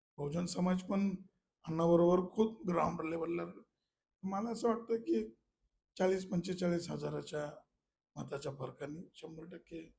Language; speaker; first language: Marathi; non-native, local second language; Malayalam